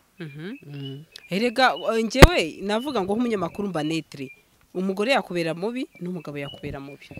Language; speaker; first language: Kinyarwanda; native; Kinyarwanda